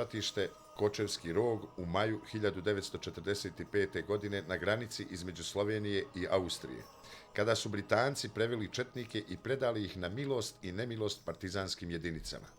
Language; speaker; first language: Bosnian; native; Bosnian